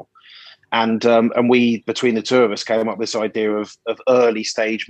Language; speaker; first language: English; native; English